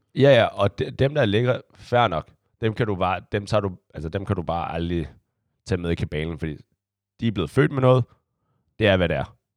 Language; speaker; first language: Danish; early bilingual, other home language; Chinese